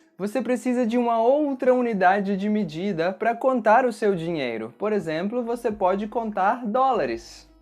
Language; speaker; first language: Portuguese; native; Portuguese